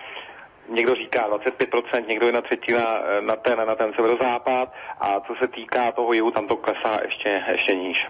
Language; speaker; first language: Czech; native; Czech